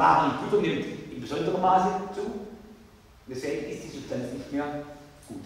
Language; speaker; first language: German; native; German